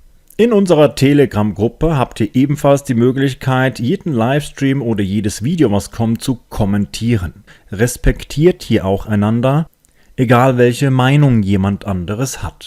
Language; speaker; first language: German; native; German